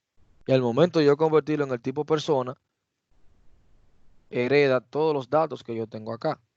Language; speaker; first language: Spanish; native; Spanish